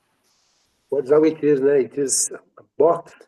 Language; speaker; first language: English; non-native, learner; Portuguese